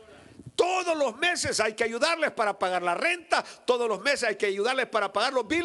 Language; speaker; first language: Spanish; native; Spanish